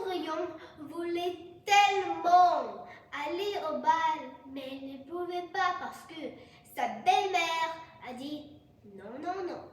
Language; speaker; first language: French; non-native, learner; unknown